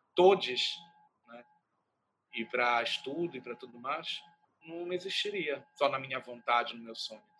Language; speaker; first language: Portuguese; native; Portuguese